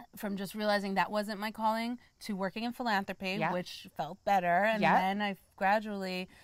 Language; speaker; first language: English; native; English